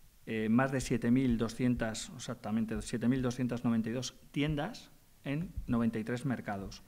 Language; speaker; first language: Spanish; native; Spanish